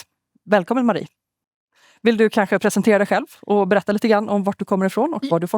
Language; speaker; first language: Swedish; native; Swedish